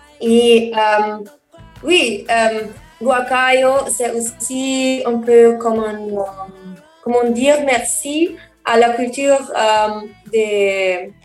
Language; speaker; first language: French; non-native, learner; German